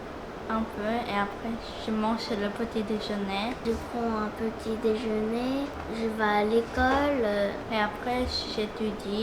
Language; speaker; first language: French; non-native, learner; Korean